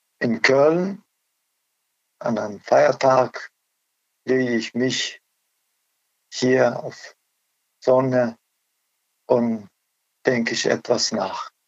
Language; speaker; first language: German; non-native, learner; Turkish